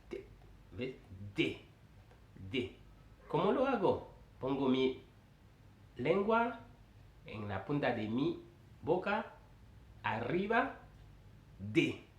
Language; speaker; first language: Spanish; non-native, fluent; Haitian Creole